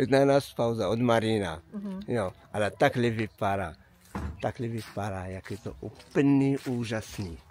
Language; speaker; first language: Czech; non-native, learner; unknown